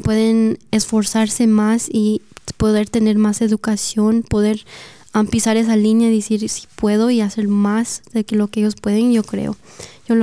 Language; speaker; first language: Spanish; early bilingual, heritage; Spanish